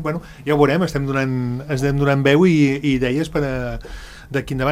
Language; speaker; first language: Catalan; native; Catalan